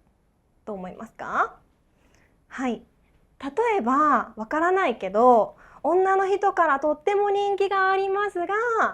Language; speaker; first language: Japanese; non-native, fluent; Chinese